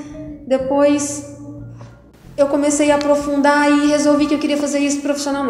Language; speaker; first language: Portuguese; native; Portuguese